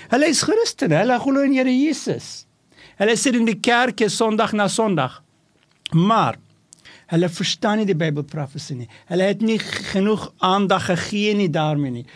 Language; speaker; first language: Afrikaans; non-native, local second language; English